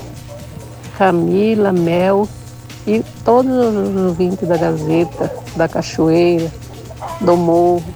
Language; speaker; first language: Portuguese; native; Portuguese